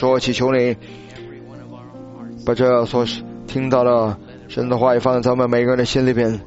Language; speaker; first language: Chinese; native; Chinese